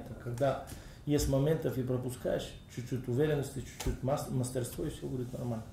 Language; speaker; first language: Russian; non-native, learner; Bulgarian